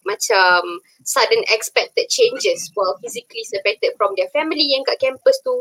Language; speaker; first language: English; non-native, local second language; Malay